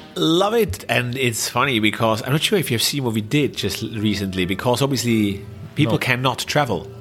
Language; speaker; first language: English; non-native, fluent; Swiss German